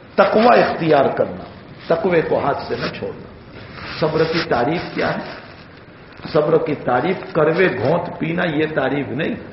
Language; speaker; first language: Urdu; native; Urdu